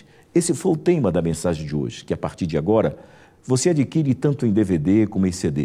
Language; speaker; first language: Portuguese; native; Portuguese